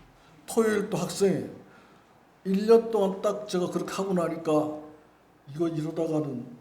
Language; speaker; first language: Korean; native; Korean